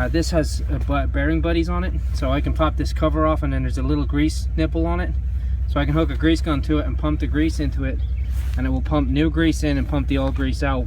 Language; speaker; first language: English; native; English